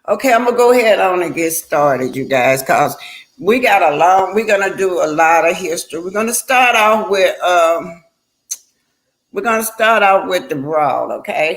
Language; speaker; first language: English; native; English